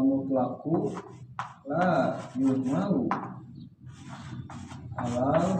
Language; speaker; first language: Arabic; non-native, learner; Indonesian